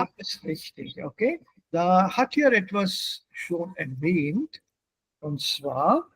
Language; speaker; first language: German; non-native, fluent; Hindi